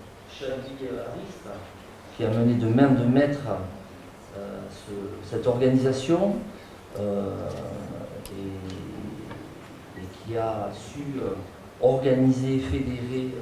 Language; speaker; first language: French; native; French